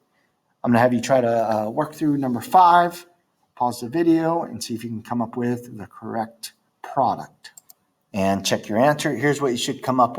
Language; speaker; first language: English; native; English